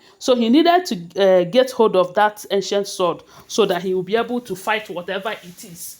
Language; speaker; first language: English; non-native, local second language; Yoruba